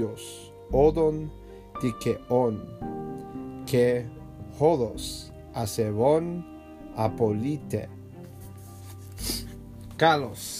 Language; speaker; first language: Greek; non-native, learner; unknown